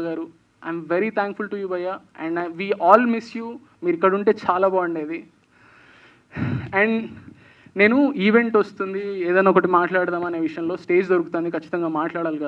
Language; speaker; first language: Telugu; native; Telugu